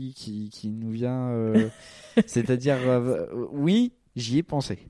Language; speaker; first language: French; native; French